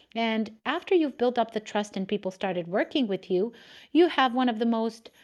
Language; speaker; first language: English; non-native, fluent; Romanian